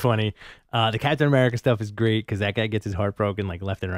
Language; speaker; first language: English; native; English